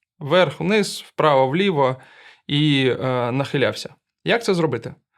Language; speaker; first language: Ukrainian; non-native, local second language; Russian